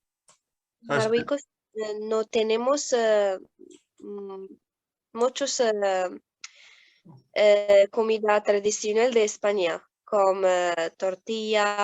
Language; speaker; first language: Spanish; non-native, learner; Arabic